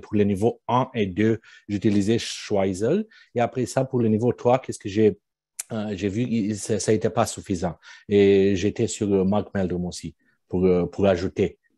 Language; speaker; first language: French; non-native, fluent; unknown